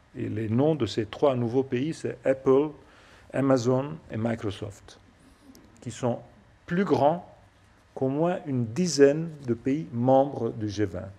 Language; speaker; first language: French; non-native, fluent; Italian